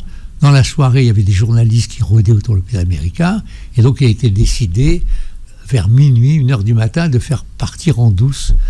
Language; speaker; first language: French; native; French